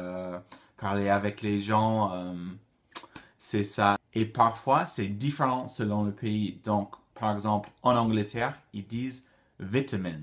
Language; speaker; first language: French; non-native, fluent; English